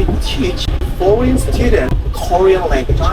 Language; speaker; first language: English; non-native, learner; Korean